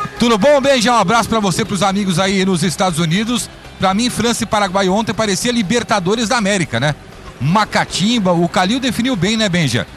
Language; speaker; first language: Portuguese; native; Portuguese